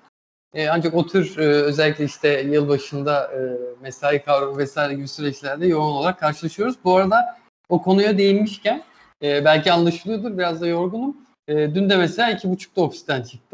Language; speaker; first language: Turkish; native; Turkish